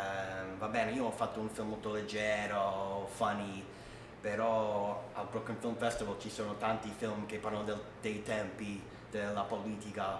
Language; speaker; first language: Italian; non-native, learner; English